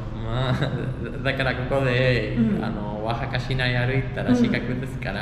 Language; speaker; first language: Japanese; non-native, fluent; Spanish